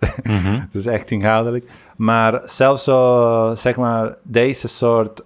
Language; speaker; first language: Dutch; non-native, fluent; Spanish